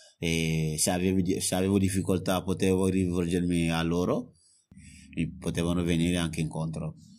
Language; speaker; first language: Italian; non-native, fluent; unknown